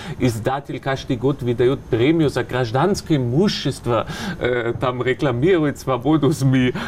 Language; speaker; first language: Russian; non-native, fluent; German